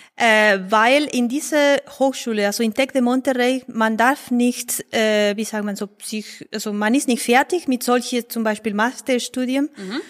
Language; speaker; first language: German; non-native, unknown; Spanish